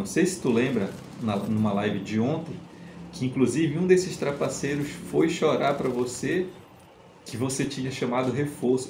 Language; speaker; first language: Portuguese; native; Portuguese